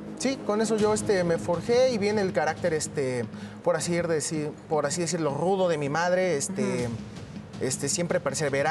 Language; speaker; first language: Spanish; native; Spanish